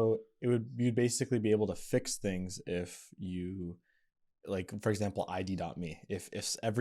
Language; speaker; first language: English; native; English